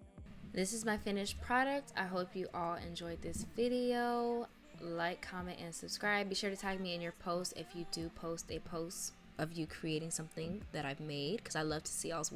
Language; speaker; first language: English; native; English